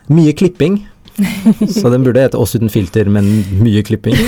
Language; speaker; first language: English; early bilingual, heritage; Tamil